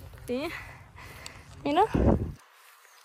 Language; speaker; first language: Spanish; non-native, fluent; Japanese